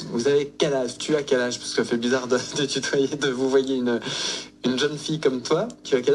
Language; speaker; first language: French; native; French